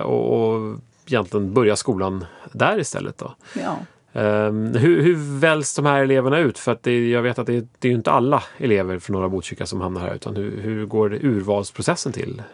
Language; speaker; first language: Swedish; native; Swedish